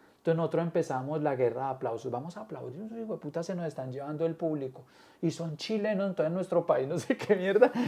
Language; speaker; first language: Spanish; native; Spanish